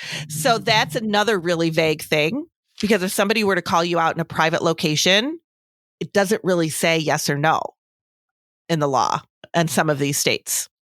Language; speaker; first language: English; native; English